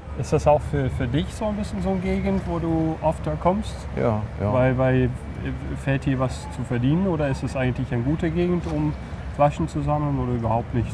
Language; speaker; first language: German; non-native, fluent; English